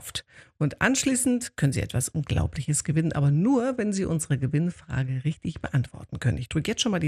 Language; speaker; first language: German; native; German